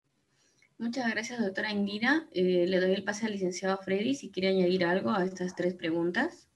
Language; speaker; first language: Spanish; native; Spanish